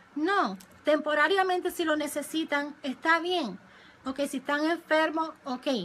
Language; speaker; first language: Spanish; early bilingual, other home language; English